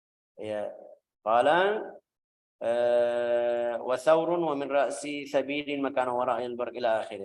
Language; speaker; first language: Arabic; native; Arabic